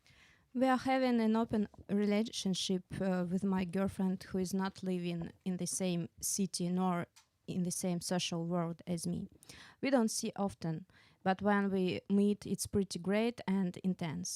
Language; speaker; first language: English; non-native, fluent; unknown